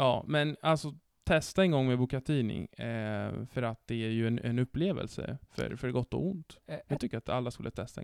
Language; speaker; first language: Swedish; non-native, fluent; Italian